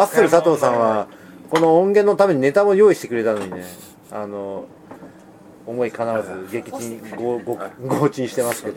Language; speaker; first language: Japanese; native; Japanese